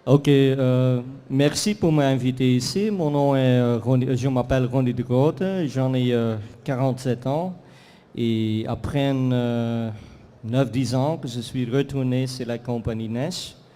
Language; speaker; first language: French; non-native, fluent; Dutch